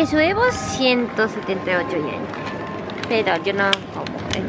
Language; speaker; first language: Spanish; non-native, learner; Japanese